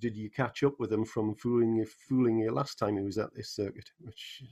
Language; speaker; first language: English; native; English